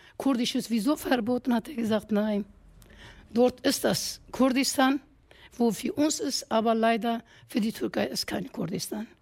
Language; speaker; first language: German; non-native, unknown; Kurdish